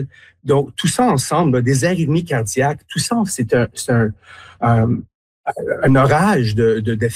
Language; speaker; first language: French; native; French